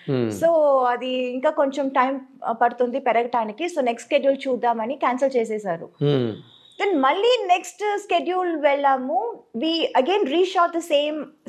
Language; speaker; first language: Telugu; non-native, local second language; Tamil